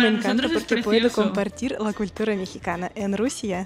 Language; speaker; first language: Spanish; non-native, fluent; Russian